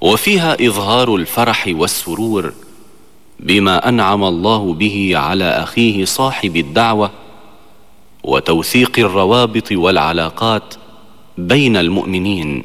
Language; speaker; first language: Arabic; native; Arabic